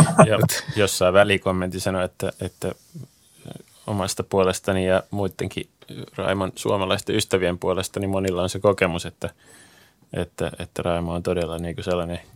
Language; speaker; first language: Finnish; native; Finnish